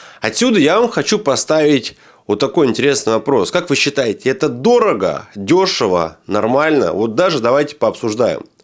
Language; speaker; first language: Russian; native; Russian